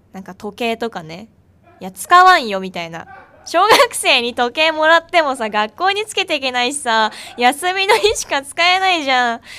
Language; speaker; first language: Japanese; native; Japanese